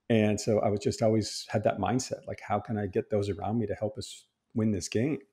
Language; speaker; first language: English; native; English